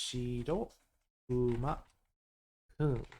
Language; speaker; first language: Japanese; non-native, learner; English